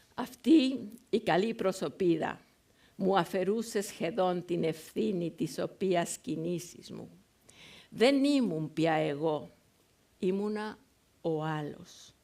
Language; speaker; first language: Greek; non-native, fluent; Spanish